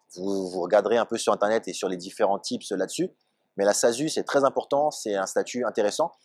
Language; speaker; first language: French; native; French